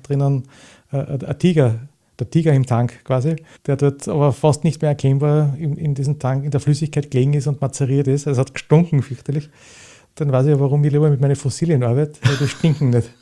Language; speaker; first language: German; native; German